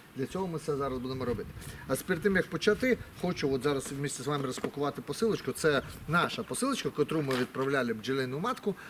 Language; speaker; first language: Ukrainian; non-native, local second language; Russian